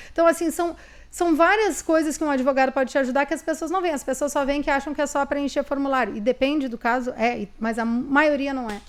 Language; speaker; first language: Portuguese; native; Portuguese